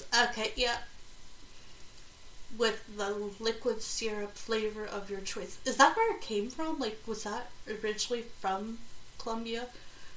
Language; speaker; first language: English; native; English